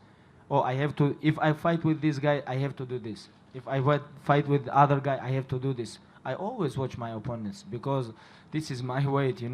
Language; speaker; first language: English; non-native, learner; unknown